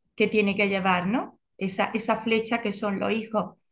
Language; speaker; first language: Spanish; native; Spanish